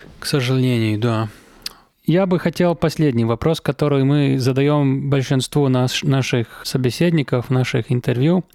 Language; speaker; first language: Russian; non-native, local second language; Latvian